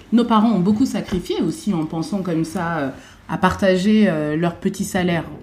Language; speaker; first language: French; native; French